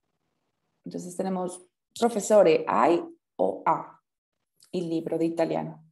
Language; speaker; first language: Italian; non-native, fluent; Spanish